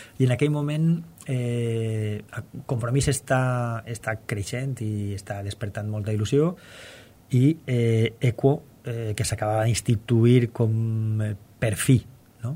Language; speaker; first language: Catalan; non-native, local second language; Spanish